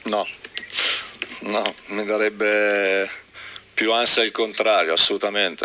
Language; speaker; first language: Italian; native; Italian